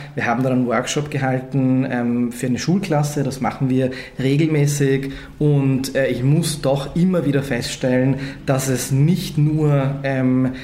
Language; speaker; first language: German; native; German